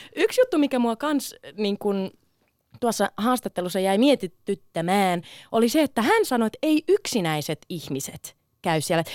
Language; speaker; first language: Finnish; early bilingual, other home language; Sinhala